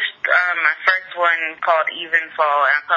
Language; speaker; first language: English; native; English